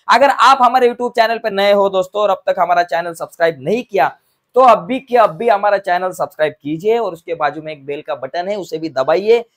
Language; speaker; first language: Hindi; non-native, local second language; Marathi